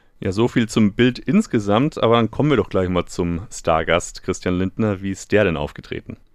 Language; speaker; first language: German; native; German